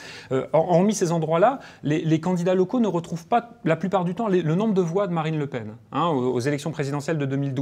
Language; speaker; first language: French; native; French